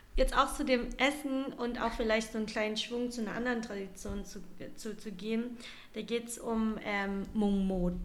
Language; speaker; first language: German; non-native, fluent; Vietnamese